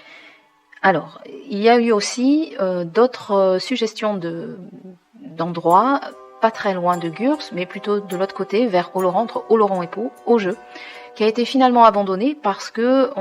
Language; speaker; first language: French; native; French